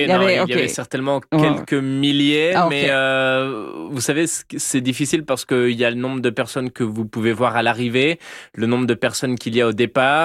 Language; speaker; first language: French; native; French